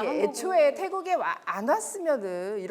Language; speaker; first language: Korean; native; Korean